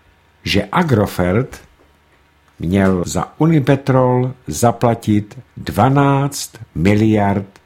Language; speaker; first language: Czech; native; Czech